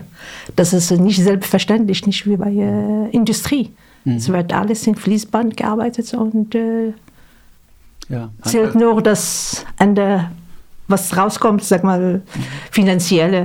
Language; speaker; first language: German; non-native, fluent; Arabic